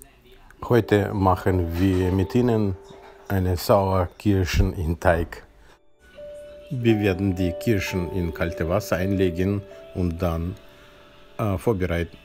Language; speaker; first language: German; non-native, fluent; Russian